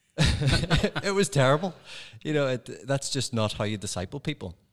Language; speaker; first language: English; native; English